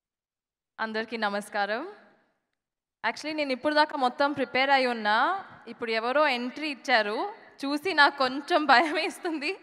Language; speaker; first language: Telugu; non-native, learner; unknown